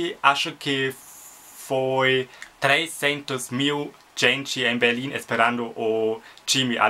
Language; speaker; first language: Portuguese; non-native, fluent; German